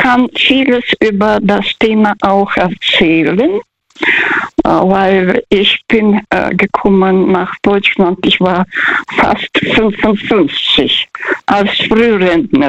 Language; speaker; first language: German; early bilingual, other home language; Russian